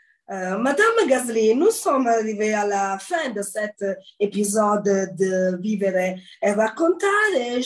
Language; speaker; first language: French; non-native, learner; Italian